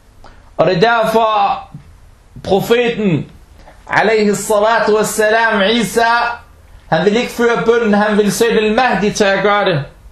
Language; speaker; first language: Danish; early bilingual, other home language; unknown